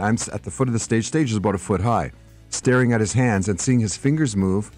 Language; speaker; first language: English; native; English